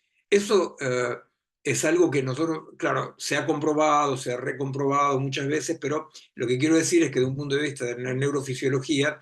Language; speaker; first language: Spanish; native; Spanish